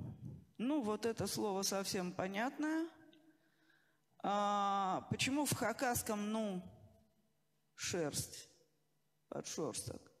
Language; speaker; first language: Russian; native; Russian